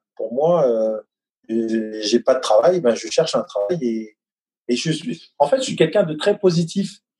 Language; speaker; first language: French; native; French